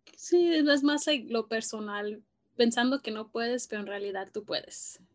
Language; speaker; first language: Spanish; early bilingual, heritage; Spanish